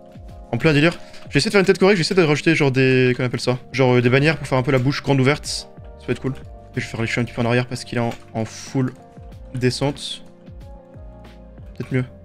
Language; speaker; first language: French; native; French